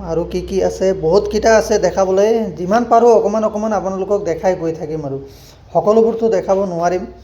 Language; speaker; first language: Assamese; non-native, local second language; Nepali